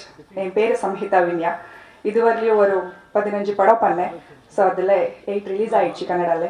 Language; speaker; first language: Tamil; non-native, learner; Kannada